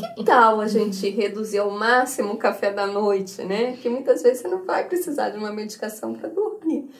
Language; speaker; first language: Portuguese; native; Portuguese